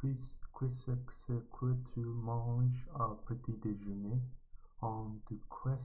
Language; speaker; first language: French; non-native, learner; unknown